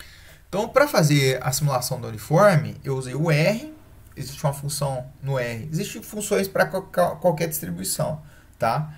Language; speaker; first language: Portuguese; native; Portuguese